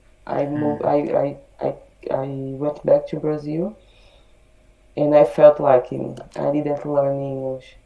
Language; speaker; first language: English; non-native, learner; Portuguese